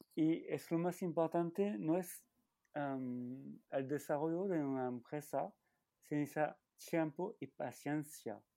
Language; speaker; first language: Spanish; non-native, learner; French